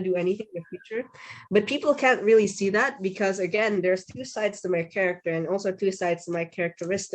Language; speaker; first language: English; non-native, fluent; Indonesian